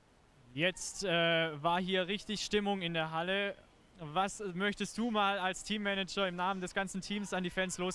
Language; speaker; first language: German; native; German